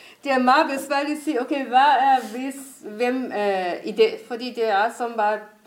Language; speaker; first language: Danish; non-native, fluent; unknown